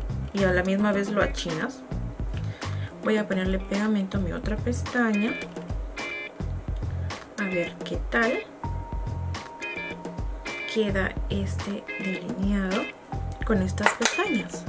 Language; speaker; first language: Spanish; native; Spanish